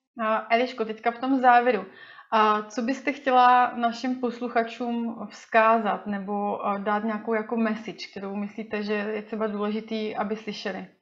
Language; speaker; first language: Czech; native; Czech